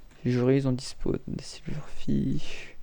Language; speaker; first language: French; native; French